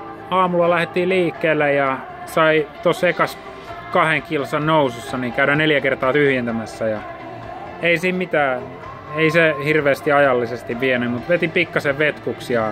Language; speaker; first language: Finnish; native; Finnish